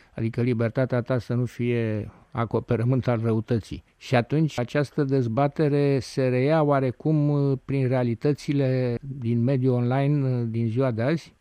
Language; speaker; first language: Romanian; native; Romanian